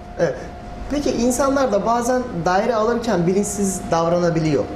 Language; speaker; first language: Turkish; native; Turkish